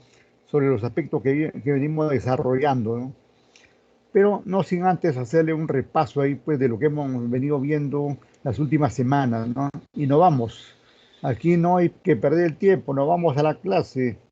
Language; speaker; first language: Spanish; native; Spanish